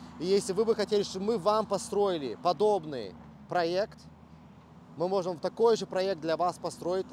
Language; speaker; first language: Russian; early bilingual, heritage; Russian